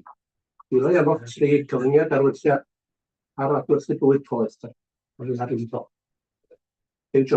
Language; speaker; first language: Welsh; native; Welsh